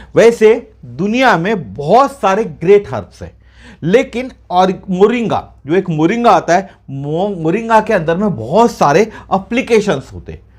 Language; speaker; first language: Hindi; non-native, local second language; Marathi